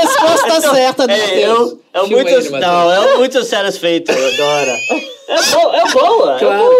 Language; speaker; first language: Portuguese; non-native, learner; English